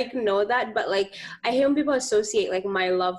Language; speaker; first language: English; non-native, local second language; Ganda